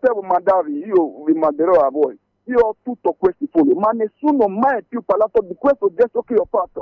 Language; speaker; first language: Italian; non-native, fluent; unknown